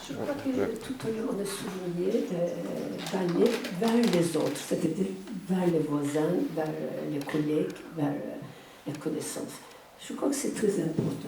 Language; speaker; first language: French; non-native, fluent; Turkish